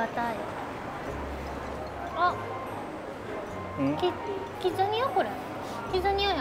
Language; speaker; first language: Japanese; native; Japanese